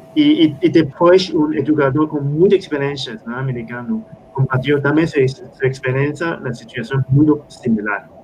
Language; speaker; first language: Portuguese; non-native, fluent; Spanish